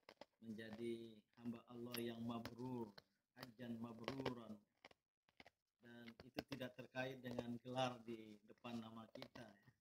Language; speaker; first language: Indonesian; native; Indonesian